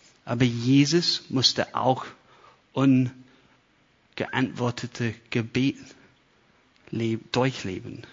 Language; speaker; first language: German; non-native, fluent; English